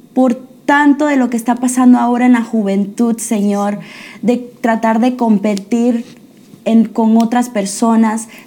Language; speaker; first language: Spanish; early bilingual, heritage; Spanish